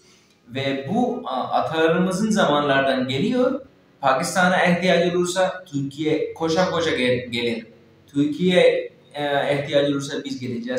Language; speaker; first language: Turkish; non-native, fluent; Urdu